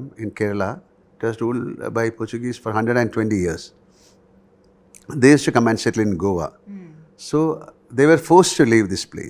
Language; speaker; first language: English; non-native, local second language; Malayalam